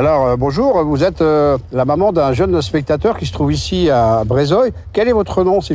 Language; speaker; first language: French; native; French